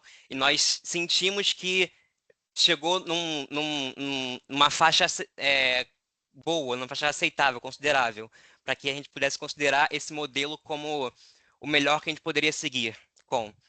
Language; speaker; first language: Portuguese; native; Portuguese